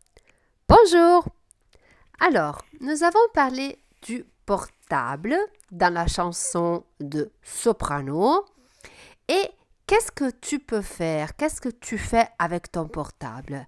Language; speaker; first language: French; non-native, fluent; Italian